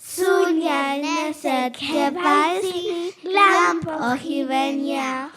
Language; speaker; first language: Welsh; non-native, learner; Spanish